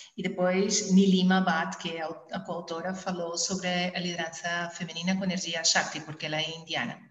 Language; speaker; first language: Portuguese; early bilingual, heritage; Spanish